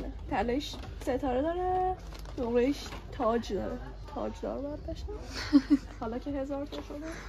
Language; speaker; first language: Persian; native; Persian